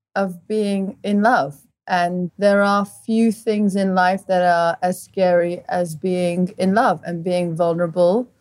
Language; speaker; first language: English; early bilingual, other home language; Portuguese